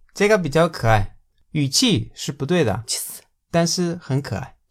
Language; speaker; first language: Chinese; non-native, fluent; Spanish